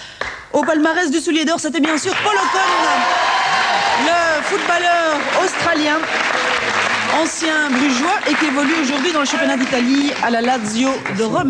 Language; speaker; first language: French; native; French